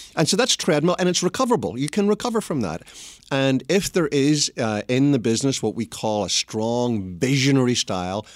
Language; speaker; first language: English; native; English